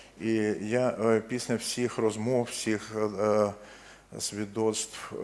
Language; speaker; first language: Ukrainian; non-native, local second language; Russian